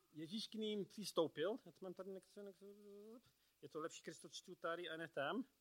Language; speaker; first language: Czech; non-native, learner; English